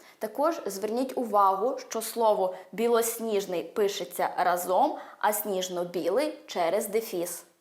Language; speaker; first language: Ukrainian; early bilingual, heritage; Ukrainian